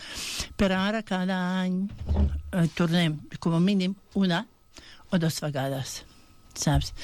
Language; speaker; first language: Catalan; non-native, fluent; Bosnian